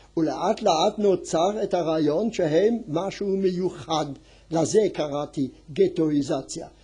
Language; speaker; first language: Hebrew; non-native, fluent; French